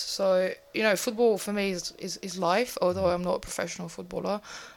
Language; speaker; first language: English; non-native, fluent; Bulgarian